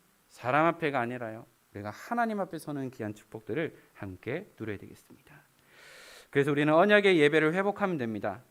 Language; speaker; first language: Korean; native; Korean